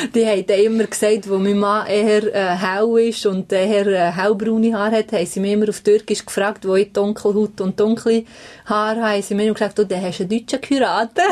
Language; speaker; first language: German; early bilingual, other home language; Albanian